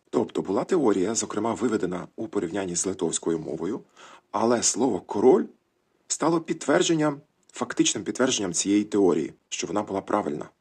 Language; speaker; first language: Ukrainian; native; Ukrainian